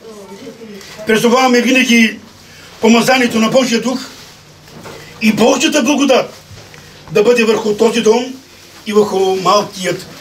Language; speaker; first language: Bulgarian; non-native, local second language; Romany